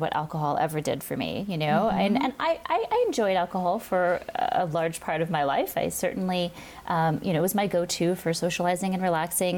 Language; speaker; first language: English; native; English